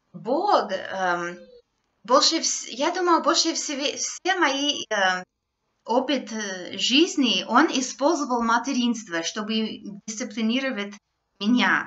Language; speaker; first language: Russian; non-native, fluent; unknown